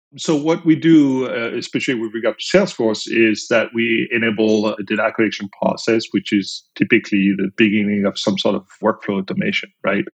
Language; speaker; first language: English; non-native, fluent; French